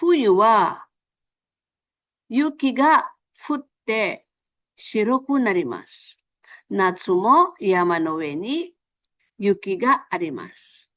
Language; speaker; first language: Japanese; non-native, fluent; Filipino